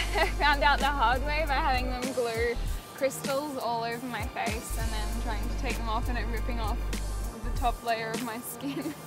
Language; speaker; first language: English; native; English